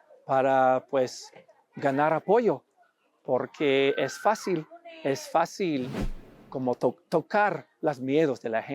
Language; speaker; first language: Spanish; non-native, fluent; English